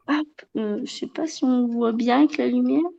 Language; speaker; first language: French; native; French